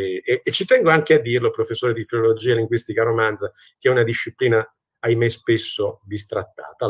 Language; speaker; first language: Italian; native; Italian